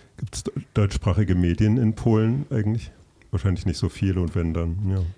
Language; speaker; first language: German; native; German